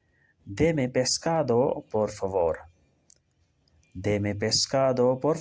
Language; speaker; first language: Spanish; non-native, fluent; Urdu